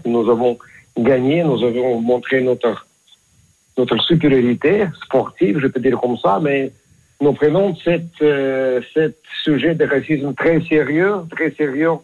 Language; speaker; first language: French; non-native, learner; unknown